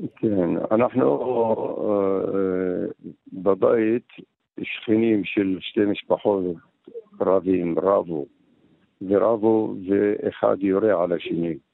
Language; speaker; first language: Hebrew; non-native, local second language; Arabic